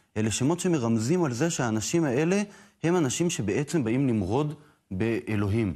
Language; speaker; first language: Hebrew; native; Hebrew